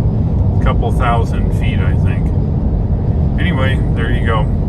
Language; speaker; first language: English; native; English